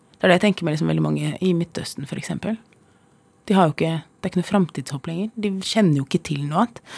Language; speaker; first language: Norwegian; early bilingual, other home language; Arabic